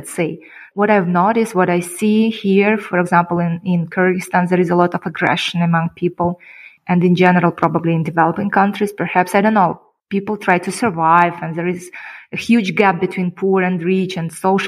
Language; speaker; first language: English; non-native, fluent; Kyrgyz